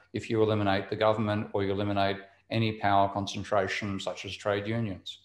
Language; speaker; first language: English; native; English